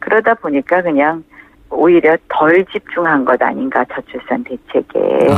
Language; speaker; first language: Korean; native; Korean